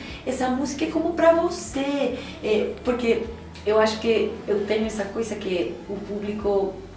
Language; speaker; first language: Portuguese; non-native, fluent; Spanish